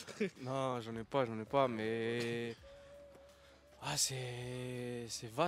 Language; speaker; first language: French; native; French